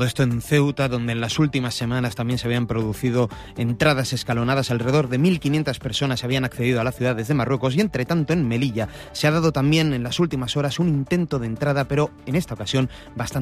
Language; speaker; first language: Spanish; native; Spanish